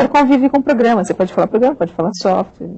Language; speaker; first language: Portuguese; native; Portuguese